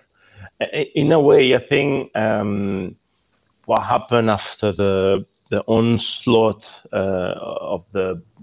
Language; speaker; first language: English; non-native, fluent; Spanish